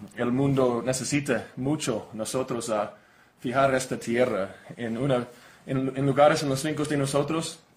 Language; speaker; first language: Spanish; non-native, learner; English